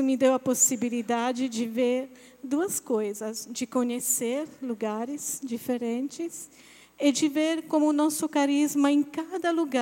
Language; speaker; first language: Portuguese; non-native, fluent; Italian